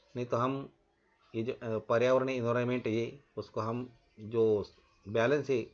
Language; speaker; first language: Hindi; non-native, local second language; Marathi